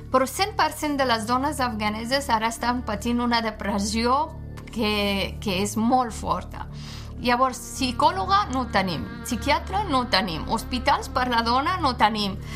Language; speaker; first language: Catalan; non-native, fluent; Persian